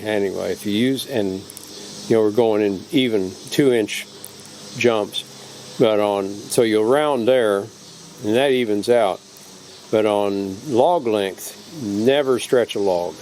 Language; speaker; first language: English; native; English